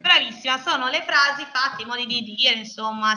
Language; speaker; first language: Italian; native; Italian